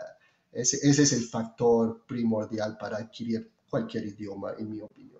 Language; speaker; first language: Spanish; non-native, fluent; French